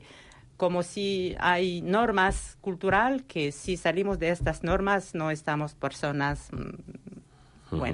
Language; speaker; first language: Spanish; non-native, learner; Arabic